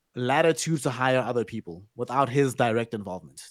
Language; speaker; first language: English; non-native, local second language; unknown